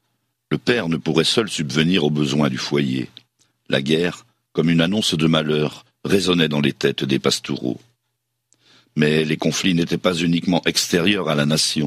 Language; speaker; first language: French; native; French